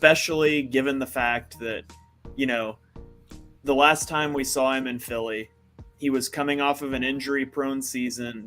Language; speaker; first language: English; native; English